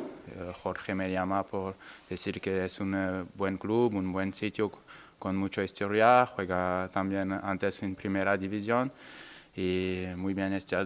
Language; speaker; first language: Spanish; non-native, learner; French